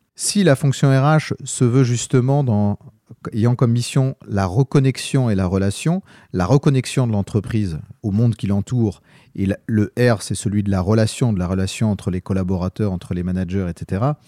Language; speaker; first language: French; native; French